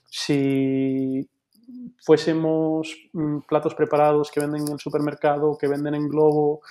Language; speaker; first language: Spanish; native; Spanish